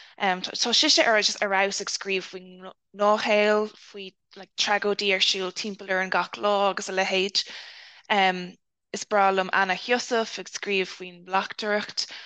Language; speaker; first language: Irish; non-native, local second language; English